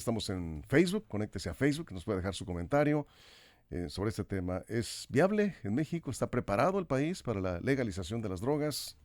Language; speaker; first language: Spanish; native; Spanish